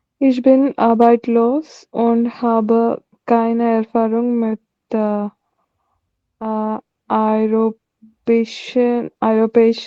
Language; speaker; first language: German; non-native, learner; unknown